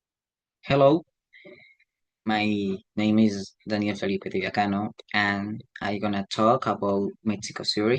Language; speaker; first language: English; non-native, learner; Spanish